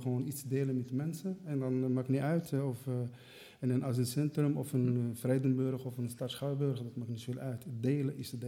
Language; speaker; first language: Dutch; non-native, fluent; Arabic